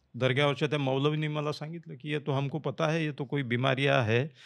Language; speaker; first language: Hindi; non-native, local second language; Marathi